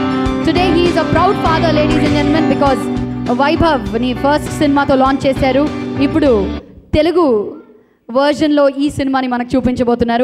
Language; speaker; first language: Telugu; native; Telugu